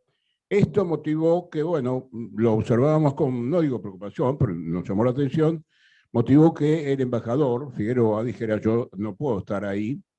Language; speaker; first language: Spanish; native; Spanish